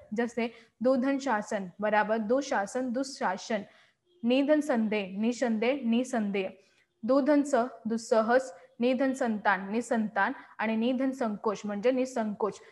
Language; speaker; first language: Marathi; non-native, local second language; Hindi